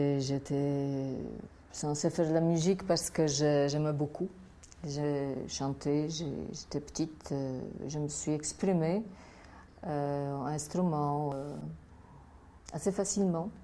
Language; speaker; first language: French; non-native, fluent; Polish